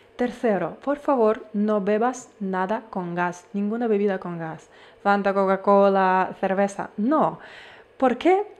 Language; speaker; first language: Spanish; non-native, fluent; Ukrainian